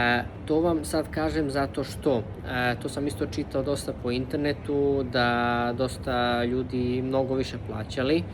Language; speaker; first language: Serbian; early bilingual, heritage; Serbian